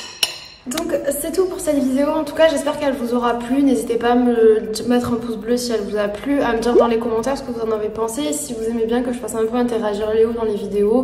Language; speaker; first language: French; native; French